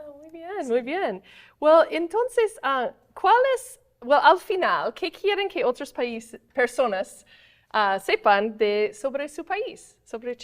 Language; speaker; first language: Spanish; non-native, fluent; English